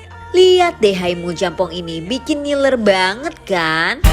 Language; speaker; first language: Indonesian; native; Indonesian